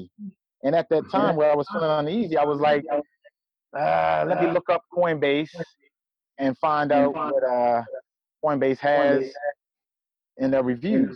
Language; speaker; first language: English; native; English